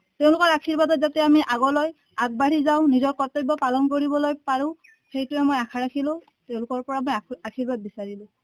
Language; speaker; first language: Assamese; non-native, local second language; Hindi